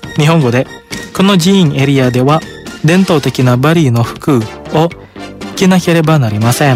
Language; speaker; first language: Japanese; non-native, fluent; Indonesian